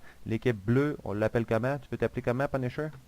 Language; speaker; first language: French; native; French